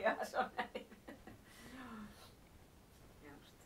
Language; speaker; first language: Finnish; native; Finnish